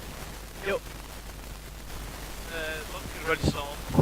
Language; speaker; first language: Danish; native; Danish